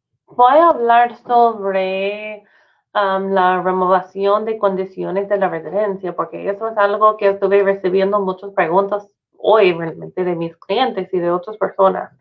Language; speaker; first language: Spanish; non-native, fluent; English